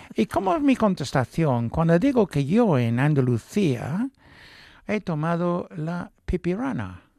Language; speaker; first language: Spanish; non-native, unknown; English